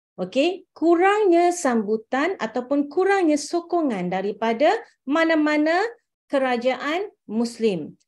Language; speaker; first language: Malay; native; Malay